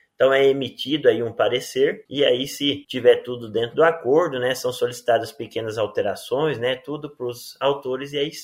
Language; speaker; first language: Portuguese; native; Portuguese